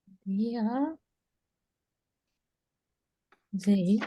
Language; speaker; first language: English; non-native, learner; Japanese